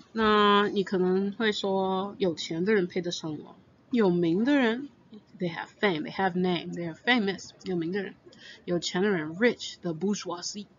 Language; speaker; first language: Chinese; non-native, fluent; English